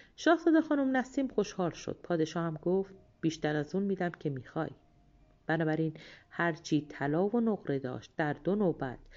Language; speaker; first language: Persian; native; Persian